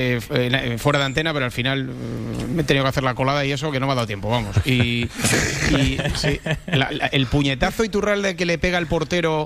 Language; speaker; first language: Spanish; native; Spanish